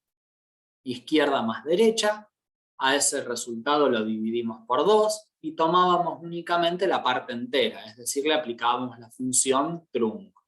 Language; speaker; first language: Spanish; native; Spanish